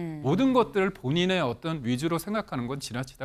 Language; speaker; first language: Korean; native; Korean